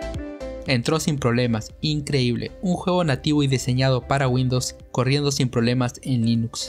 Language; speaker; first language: Spanish; native; Spanish